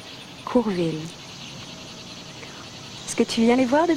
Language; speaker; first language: French; native; French